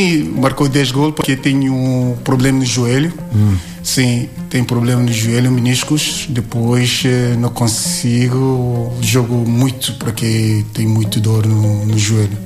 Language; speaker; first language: Portuguese; non-native, learner; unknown